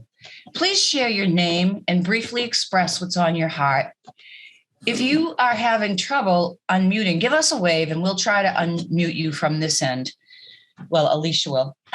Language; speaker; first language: English; native; English